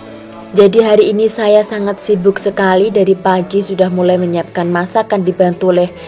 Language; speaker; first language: Indonesian; non-native, local second language; Javanese